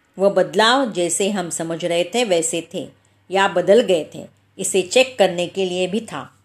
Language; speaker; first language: Hindi; non-native, local second language; Marathi